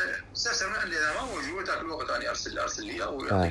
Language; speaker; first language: Arabic; native; Arabic